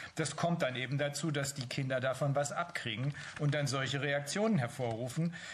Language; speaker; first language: German; native; German